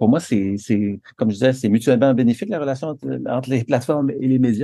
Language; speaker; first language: French; native; French